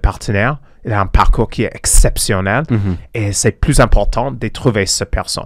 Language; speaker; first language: French; non-native, fluent; English